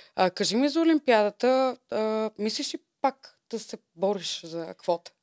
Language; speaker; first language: Bulgarian; native; Bulgarian